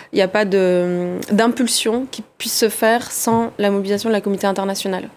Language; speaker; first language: French; early bilingual, other home language; Arabic